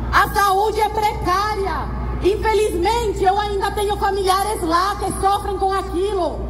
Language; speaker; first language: Portuguese; early bilingual, other home language; Spanish